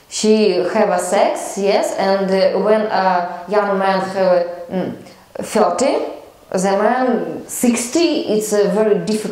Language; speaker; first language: English; non-native, learner; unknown